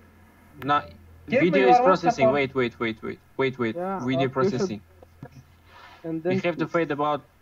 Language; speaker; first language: English; non-native, learner; Uzbek